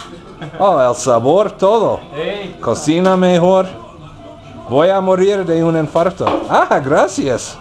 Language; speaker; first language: Spanish; non-native, learner; English